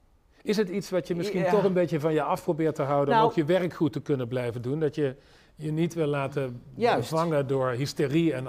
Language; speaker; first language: Dutch; native; Dutch